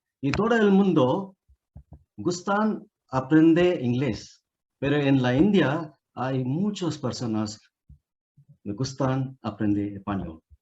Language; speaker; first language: Spanish; non-native, learner; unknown